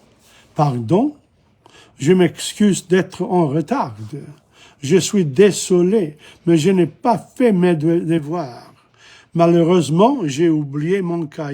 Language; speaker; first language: French; non-native, fluent; English